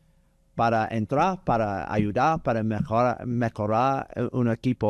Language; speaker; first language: Spanish; non-native, learner; English